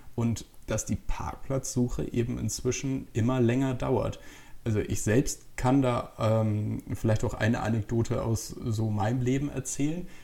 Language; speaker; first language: German; native; German